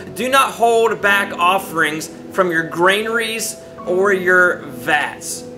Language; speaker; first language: English; native; English